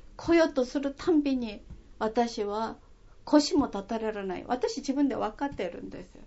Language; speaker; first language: Japanese; non-native, fluent; Korean